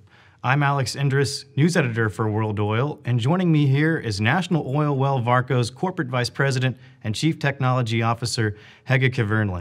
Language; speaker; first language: English; native; English